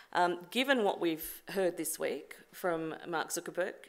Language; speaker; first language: English; native; English